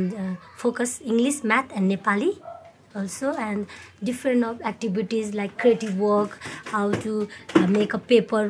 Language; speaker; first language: English; non-native, learner; Nepali